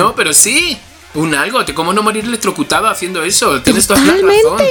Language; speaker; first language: Spanish; native; Spanish